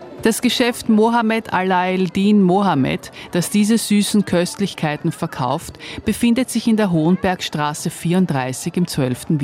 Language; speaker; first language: German; native; German